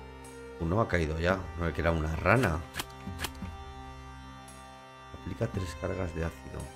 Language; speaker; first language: Spanish; native; Spanish